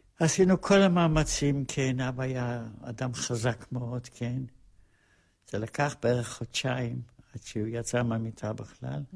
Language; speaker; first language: Hebrew; non-native, fluent; Polish